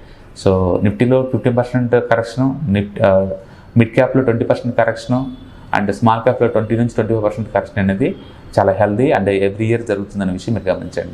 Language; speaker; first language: Telugu; native; Telugu